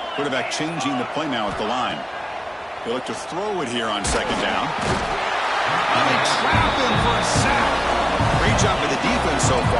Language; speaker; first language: English; native; English